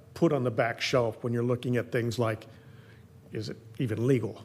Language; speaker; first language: English; native; English